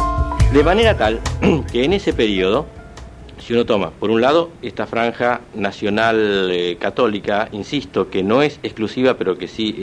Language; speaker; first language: Spanish; native; Spanish